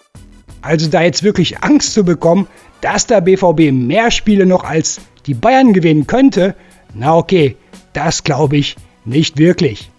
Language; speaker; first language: German; native; German